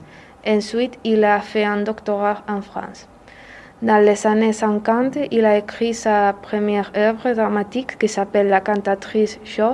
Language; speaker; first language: French; non-native, learner; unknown